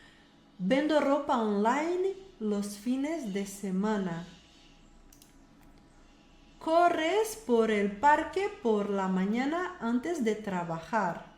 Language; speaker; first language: Spanish; non-native, fluent; Portuguese